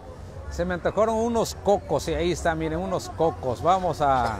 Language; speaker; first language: Spanish; native; Spanish